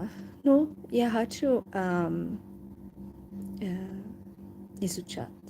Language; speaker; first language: Russian; non-native, learner; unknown